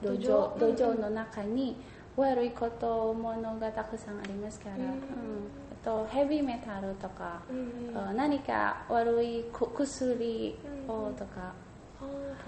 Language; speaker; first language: Japanese; non-native, learner; Indonesian